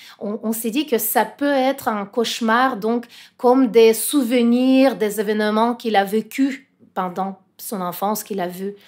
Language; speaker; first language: French; non-native, fluent; Russian